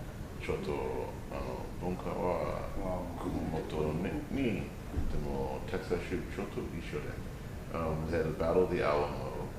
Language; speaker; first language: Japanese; non-native, learner; English